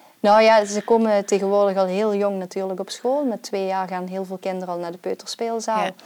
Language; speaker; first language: Dutch; native; Dutch